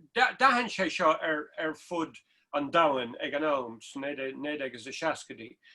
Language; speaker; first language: Irish; non-native, local second language; English